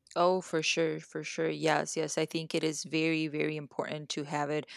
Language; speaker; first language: English; non-native, fluent; Spanish